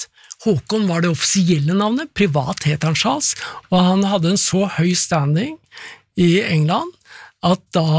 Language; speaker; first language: Norwegian; native; Norwegian